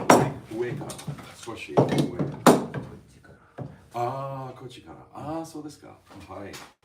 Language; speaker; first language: Japanese; non-native, learner; English